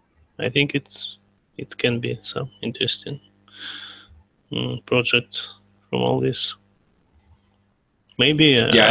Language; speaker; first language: English; non-native, learner; Russian